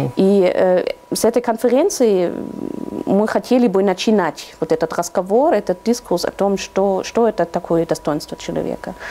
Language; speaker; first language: Russian; non-native, fluent; German